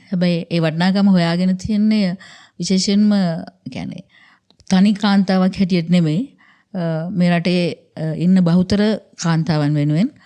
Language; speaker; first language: Sinhala; native; Sinhala